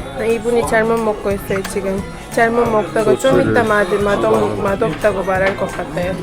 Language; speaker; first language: Korean; non-native, fluent; Uzbek